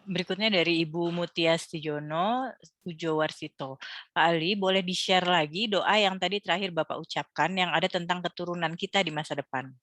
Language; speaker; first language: Indonesian; native; Indonesian